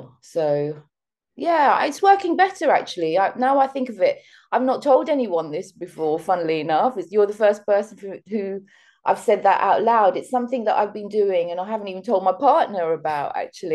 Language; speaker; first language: English; early bilingual, other home language; Seselwa Creole French